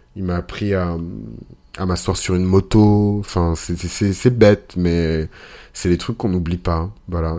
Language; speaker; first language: French; early bilingual, other home language; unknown